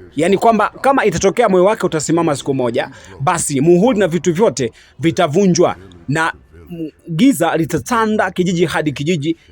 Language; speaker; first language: Swahili; native; Swahili